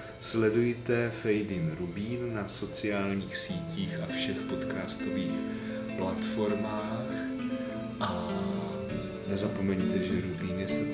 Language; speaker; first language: Czech; native; Czech